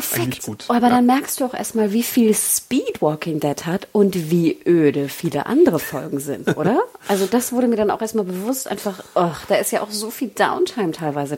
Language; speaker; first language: German; native; German